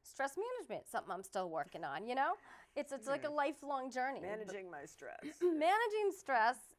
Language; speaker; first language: English; native; English